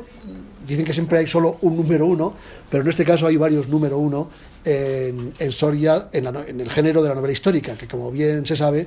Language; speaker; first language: Spanish; native; Spanish